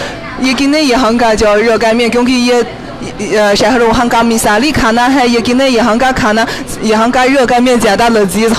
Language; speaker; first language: Hindi; non-native, fluent; Chinese